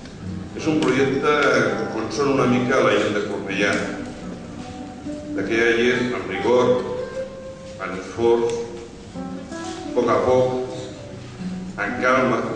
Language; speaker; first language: Catalan; non-native, local second language; Spanish